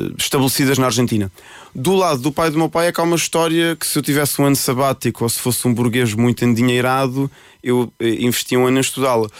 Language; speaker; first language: Portuguese; early bilingual, other home language; Spanish